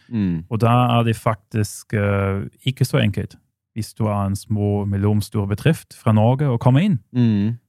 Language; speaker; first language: Norwegian; non-native, fluent; German